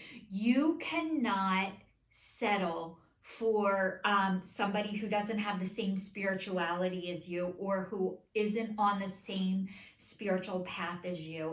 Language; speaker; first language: English; native; English